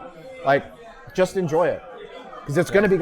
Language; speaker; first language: English; native; English